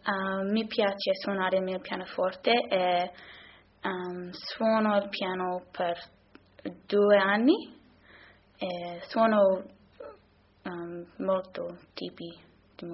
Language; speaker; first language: Italian; non-native, learner; English